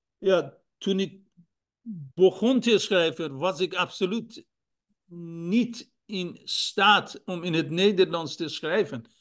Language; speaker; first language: Dutch; non-native, fluent; Persian